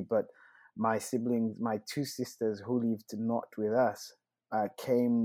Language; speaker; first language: English; non-native, local second language; Kinyarwanda